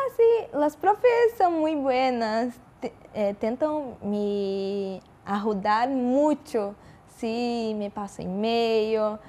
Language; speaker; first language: Spanish; non-native, learner; Portuguese